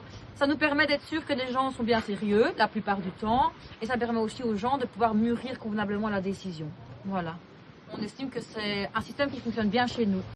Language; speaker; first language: French; native; French